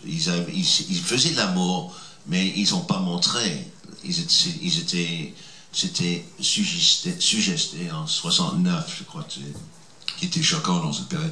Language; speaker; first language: French; non-native, fluent; English